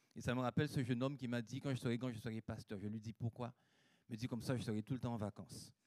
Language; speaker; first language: French; native; French